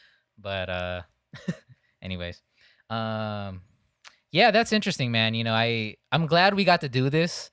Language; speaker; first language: English; native; English